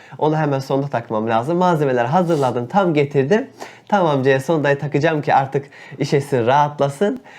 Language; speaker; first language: Turkish; native; Turkish